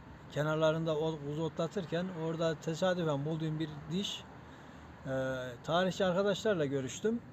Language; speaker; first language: Turkish; native; Turkish